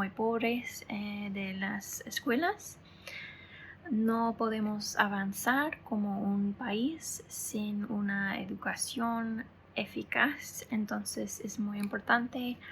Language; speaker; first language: Spanish; non-native, fluent; English